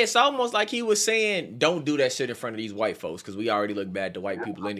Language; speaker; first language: English; native; English